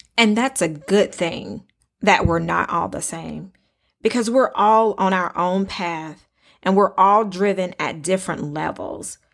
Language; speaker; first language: English; native; English